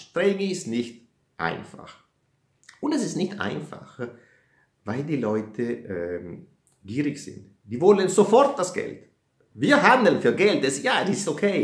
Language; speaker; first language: German; non-native, fluent; Italian